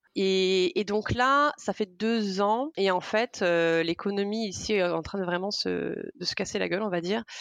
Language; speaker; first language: French; native; French